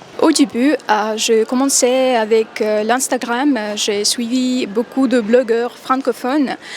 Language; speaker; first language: French; non-native, fluent; Russian